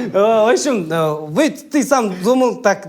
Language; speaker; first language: Russian; non-native, local second language; Kazakh